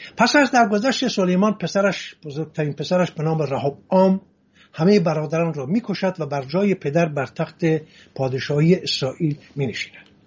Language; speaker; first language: Persian; non-native, local second language; Assyrian Neo-Aramaic